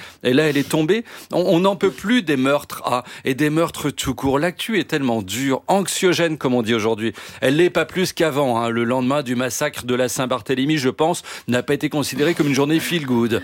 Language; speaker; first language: French; native; French